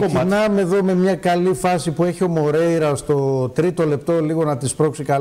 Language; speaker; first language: Greek; native; Greek